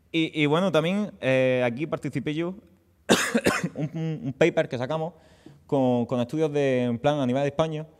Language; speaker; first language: Spanish; native; Spanish